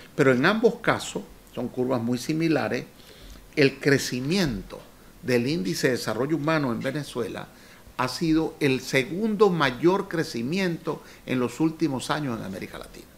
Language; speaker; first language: Spanish; native; Spanish